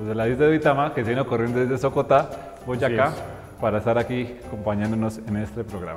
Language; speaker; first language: Spanish; native; Spanish